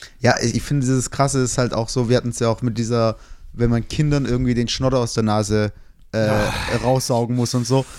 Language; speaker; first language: German; early bilingual, other home language; Turkish